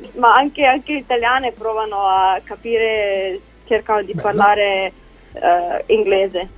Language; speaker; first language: Italian; non-native, learner; Slovenian